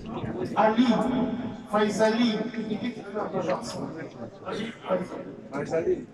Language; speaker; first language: Russian; non-native, learner; Tajik